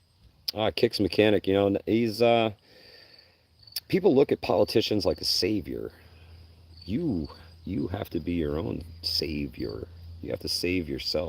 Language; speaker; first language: English; native; English